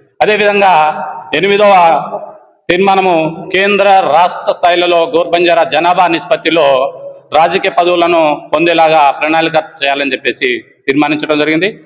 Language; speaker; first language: Telugu; non-native, local second language; Lambadi